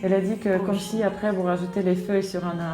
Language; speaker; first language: French; non-native, learner; Russian